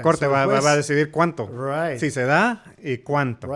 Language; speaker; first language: Spanish; early bilingual, heritage; English